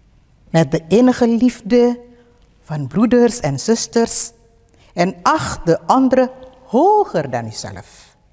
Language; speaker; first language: Dutch; non-native, fluent; Indonesian